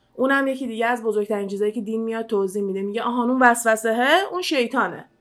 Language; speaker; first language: Persian; early bilingual, heritage; Persian